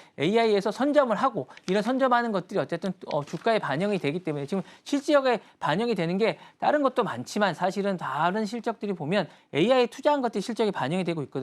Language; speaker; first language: Korean; native; Korean